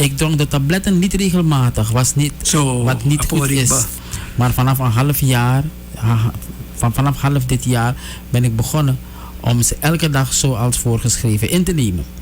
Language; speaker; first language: Dutch; native; Dutch